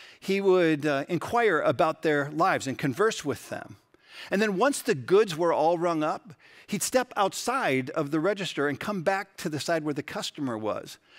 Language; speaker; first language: English; native; English